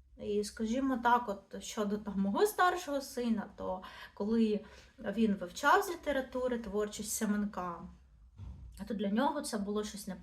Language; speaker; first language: Ukrainian; non-native, local second language; Russian